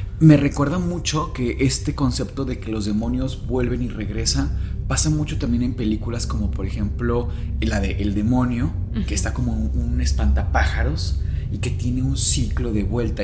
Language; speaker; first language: Spanish; native; Spanish